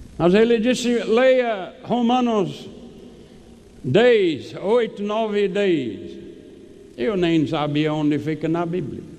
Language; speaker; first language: Portuguese; non-native, fluent; English